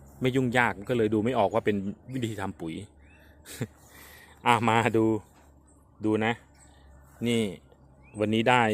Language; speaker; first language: Thai; native; Thai